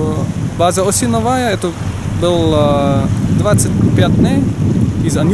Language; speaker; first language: Russian; non-native, learner; German